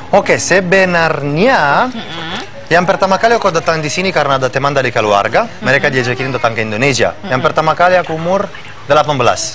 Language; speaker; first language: Indonesian; non-native, fluent; Italian